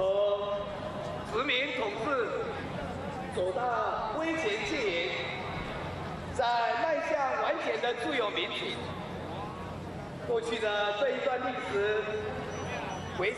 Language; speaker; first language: Chinese; native; Chinese